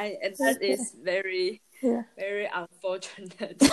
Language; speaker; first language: English; non-native, learner; Chinese